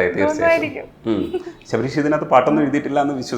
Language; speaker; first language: Malayalam; native; Malayalam